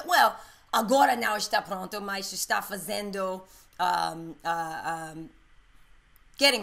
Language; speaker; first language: Portuguese; non-native, learner; English